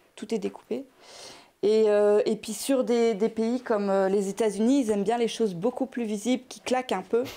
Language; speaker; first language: French; native; French